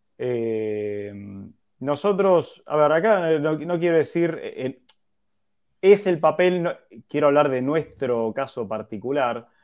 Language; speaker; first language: Spanish; native; Spanish